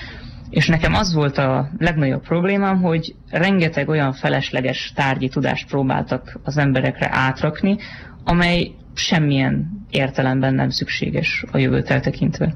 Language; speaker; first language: Hungarian; native; Hungarian